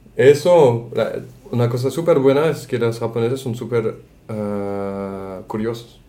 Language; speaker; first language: Spanish; non-native, fluent; French